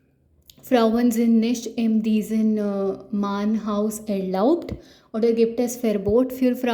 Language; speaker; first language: German; non-native, learner; Hindi